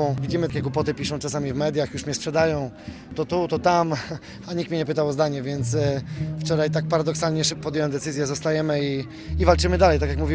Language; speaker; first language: Polish; native; Polish